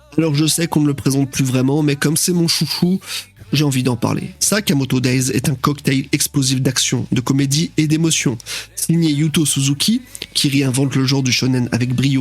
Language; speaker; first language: French; native; French